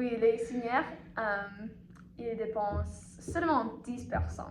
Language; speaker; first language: French; non-native, fluent; English